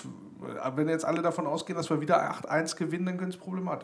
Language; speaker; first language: German; native; German